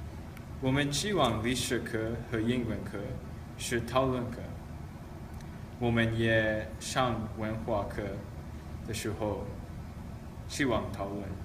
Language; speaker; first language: Chinese; non-native, learner; English